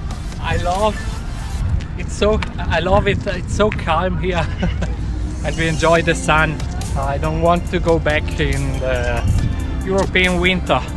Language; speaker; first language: English; non-native, fluent; German